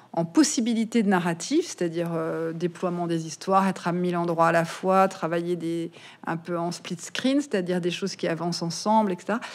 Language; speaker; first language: French; native; French